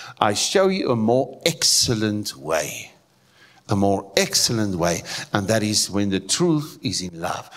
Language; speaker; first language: English; non-native, local second language; Afrikaans